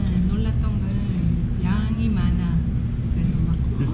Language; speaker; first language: Korean; non-native, fluent; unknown